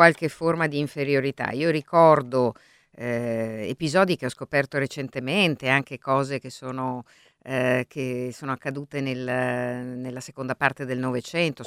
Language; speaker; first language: Italian; native; Italian